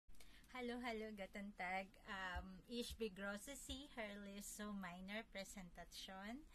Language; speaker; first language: German; non-native, learner; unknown